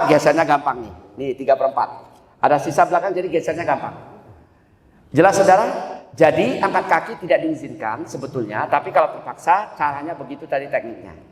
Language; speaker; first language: Indonesian; native; Indonesian